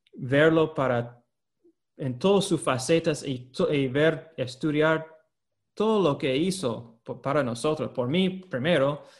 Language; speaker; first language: Spanish; non-native, fluent; English